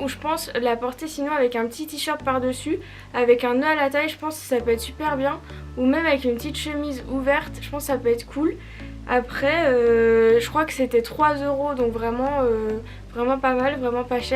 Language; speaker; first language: French; native; French